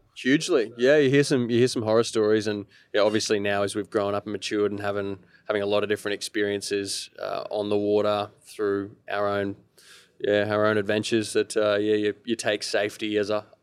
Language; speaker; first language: English; early bilingual, other home language; Maltese